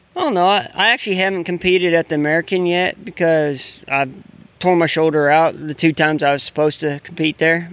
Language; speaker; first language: English; native; English